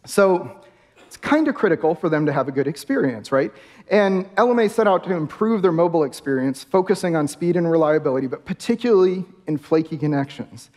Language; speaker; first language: English; native; English